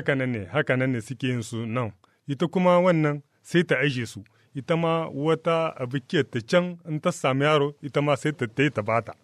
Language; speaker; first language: Hausa; non-native, local second language; Tamasheq